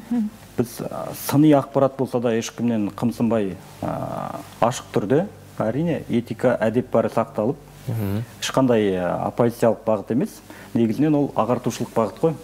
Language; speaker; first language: Kazakh; native; Kazakh